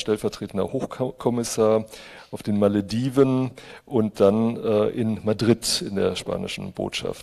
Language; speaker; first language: German; native; German